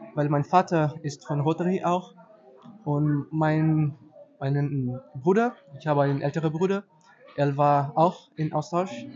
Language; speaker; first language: German; non-native, learner; Portuguese